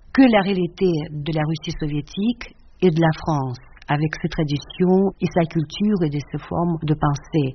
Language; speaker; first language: French; non-native, fluent; Russian